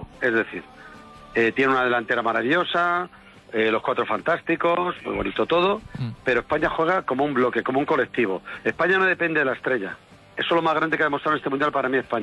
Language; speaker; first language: Spanish; native; Spanish